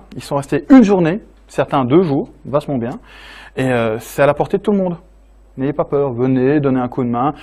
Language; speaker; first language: French; native; French